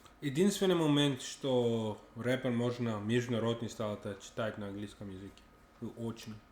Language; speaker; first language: Russian; non-native, learner; English